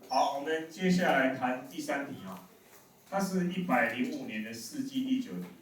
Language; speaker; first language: Chinese; native; Chinese